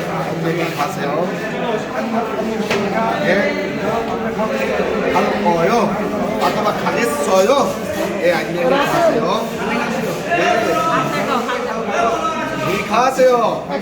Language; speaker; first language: Korean; non-native, learner; Bangla